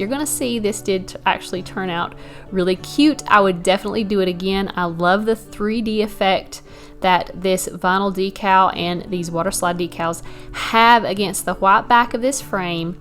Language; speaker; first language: English; native; English